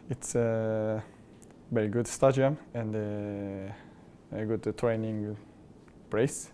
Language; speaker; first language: English; non-native, learner; Japanese